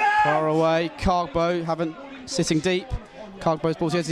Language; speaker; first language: English; native; English